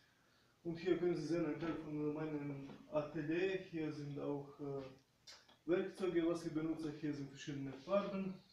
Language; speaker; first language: German; non-native, fluent; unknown